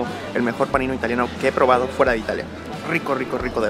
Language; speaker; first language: Spanish; native; Spanish